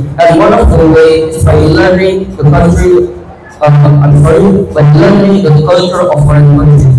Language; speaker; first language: English; non-native, fluent; Indonesian